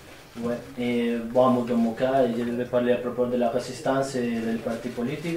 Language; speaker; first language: French; non-native, fluent; Spanish